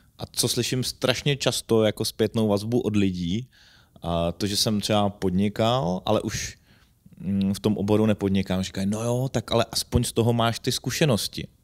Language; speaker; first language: Czech; native; Czech